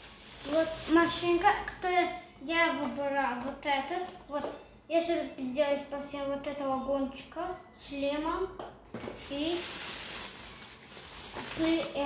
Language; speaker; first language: Russian; early bilingual, other home language; Tajik